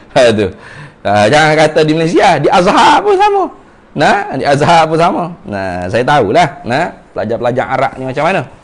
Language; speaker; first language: Malay; native; Malay